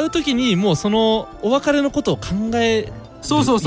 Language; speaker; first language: Japanese; native; Japanese